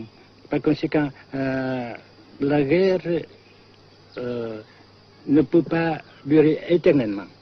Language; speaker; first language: French; non-native, fluent; Vietnamese